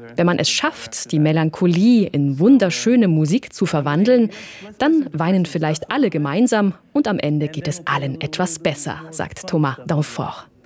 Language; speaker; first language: German; native; German